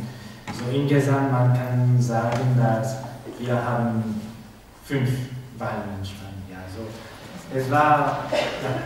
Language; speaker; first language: German; non-native, learner; Spanish